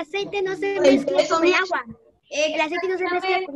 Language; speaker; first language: Spanish; native; Spanish